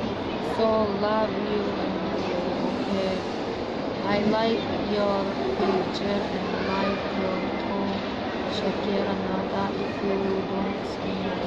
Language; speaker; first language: English; non-native, learner; Turkish